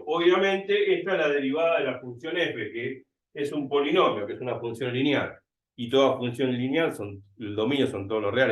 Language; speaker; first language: Spanish; native; Spanish